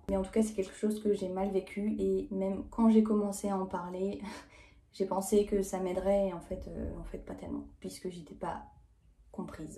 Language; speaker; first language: French; native; French